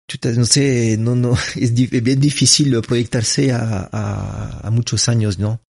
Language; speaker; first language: Spanish; non-native, fluent; French